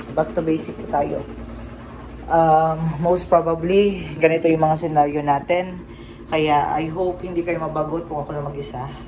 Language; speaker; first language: Filipino; non-native, local second language; Waray